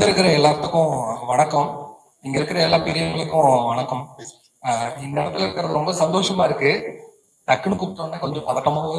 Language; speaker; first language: Tamil; non-native, learner; Malayalam